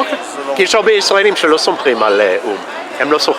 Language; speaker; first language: Hebrew; non-native, fluent; English